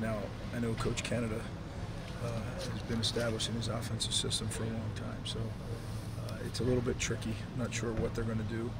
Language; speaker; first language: English; native; English